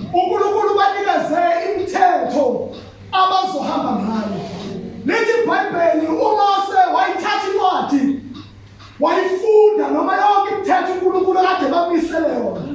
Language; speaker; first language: Zulu; native; Zulu